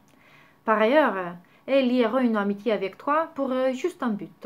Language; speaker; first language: French; non-native, learner; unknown